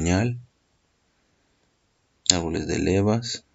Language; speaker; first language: Spanish; native; Spanish